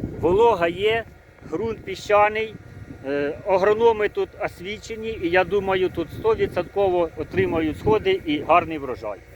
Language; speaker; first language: Ukrainian; native; Ukrainian